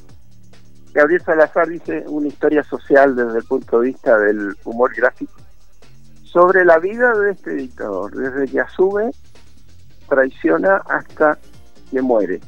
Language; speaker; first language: Spanish; native; Spanish